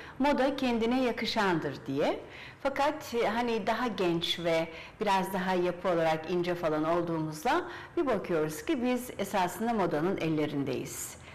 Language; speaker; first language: Turkish; native; Turkish